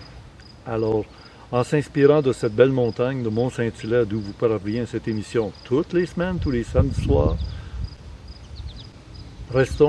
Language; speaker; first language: French; native; French